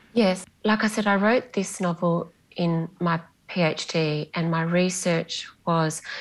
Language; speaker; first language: English; non-native, local second language; Greek